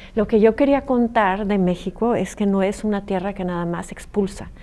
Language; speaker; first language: Spanish; native; Spanish